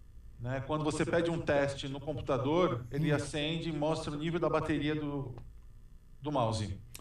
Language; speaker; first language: Portuguese; native; Portuguese